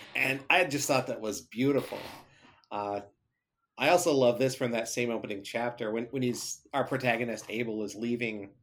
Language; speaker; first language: English; native; English